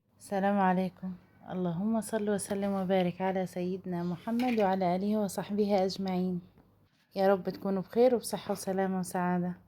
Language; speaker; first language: Arabic; native; Arabic